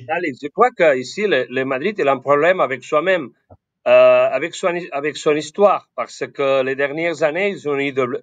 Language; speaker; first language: French; non-native, fluent; Spanish